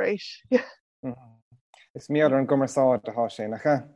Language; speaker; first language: Irish; non-native, local second language; English